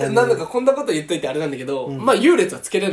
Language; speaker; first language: Japanese; native; Japanese